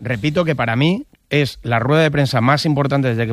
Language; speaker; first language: Spanish; native; Spanish